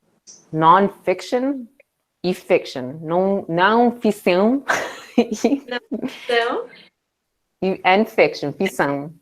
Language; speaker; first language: Portuguese; non-native, learner; English